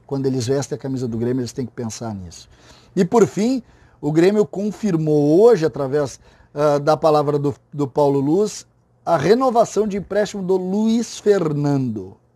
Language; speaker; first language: Portuguese; native; Portuguese